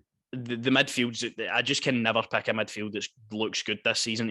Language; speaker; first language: English; native; English